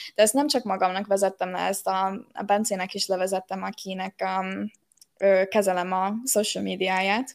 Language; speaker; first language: Hungarian; early bilingual, heritage; Hungarian